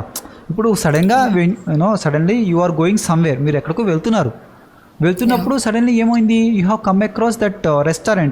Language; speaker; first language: Telugu; native; Telugu